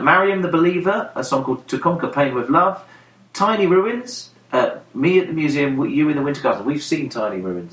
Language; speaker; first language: English; native; English